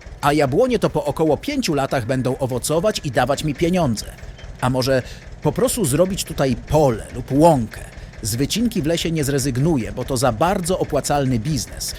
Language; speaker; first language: Polish; native; Polish